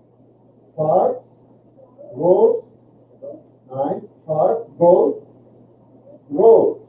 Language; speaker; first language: German; non-native, fluent; English